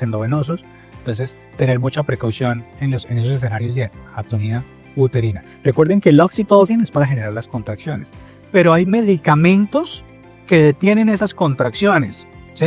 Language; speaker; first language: Spanish; native; Spanish